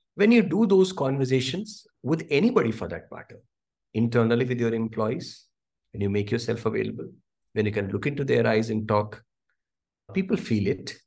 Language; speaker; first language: English; non-native, local second language; Hindi